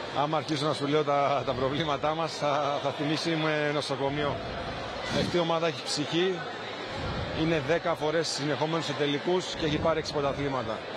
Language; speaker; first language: Greek; native; Greek